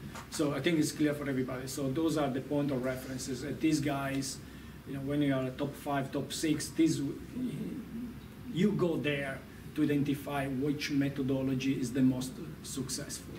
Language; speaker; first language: English; non-native, fluent; Italian